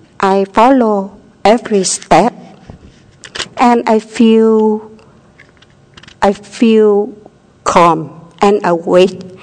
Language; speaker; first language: English; non-native, learner; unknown